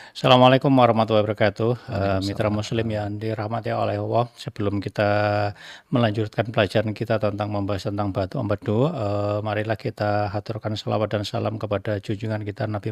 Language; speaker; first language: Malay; non-native, local second language; Javanese